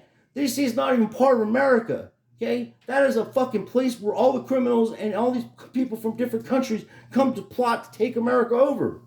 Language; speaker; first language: English; native; English